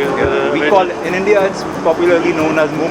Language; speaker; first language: English; non-native, learner; Hindi